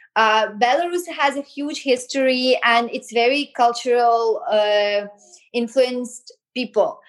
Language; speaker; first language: English; non-native, fluent; Belarusian